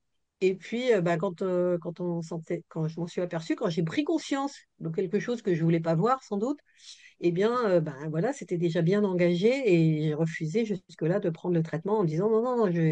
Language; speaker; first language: French; native; French